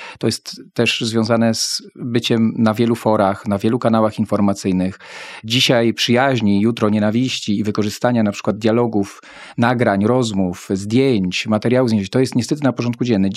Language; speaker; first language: Polish; native; Polish